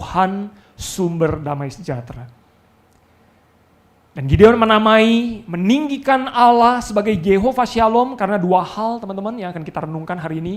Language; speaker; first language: Indonesian; native; Indonesian